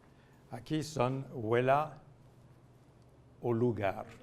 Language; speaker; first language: Spanish; non-native, fluent; French